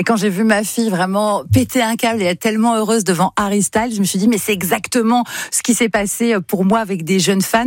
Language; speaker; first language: French; native; French